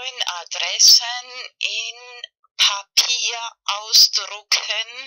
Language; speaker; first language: German; non-native, fluent; Spanish